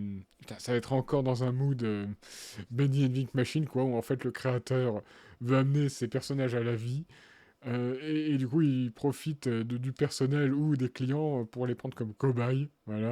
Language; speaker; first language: French; native; French